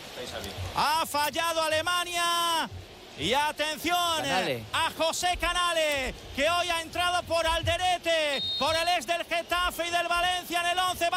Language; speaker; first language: Spanish; native; Spanish